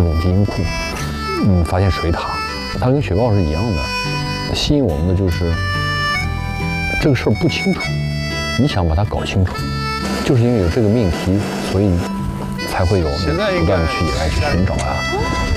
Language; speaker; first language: Chinese; native; Chinese